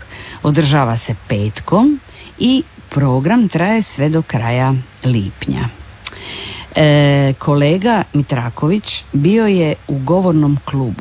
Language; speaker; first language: Serbian; native; Serbian